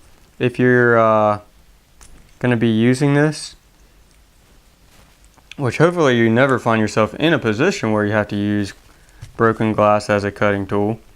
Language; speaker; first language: English; native; English